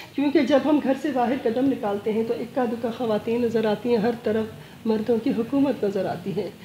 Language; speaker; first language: Urdu; native; Urdu